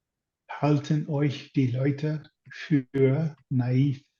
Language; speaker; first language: German; non-native, learner; English